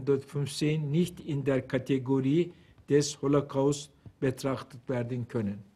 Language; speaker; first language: German; non-native, fluent; Turkish